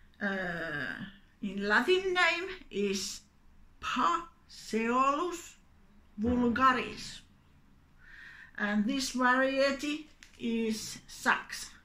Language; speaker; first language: English; non-native, learner; Finnish